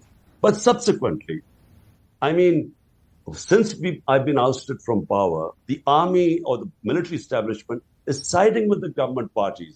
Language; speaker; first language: English; non-native, local second language; Urdu